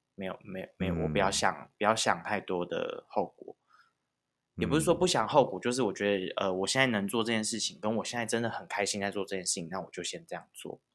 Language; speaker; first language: Chinese; non-native, local second language; Min Nan Chinese